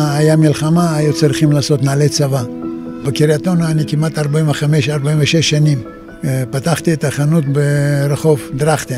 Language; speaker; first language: Hebrew; non-native, fluent; Russian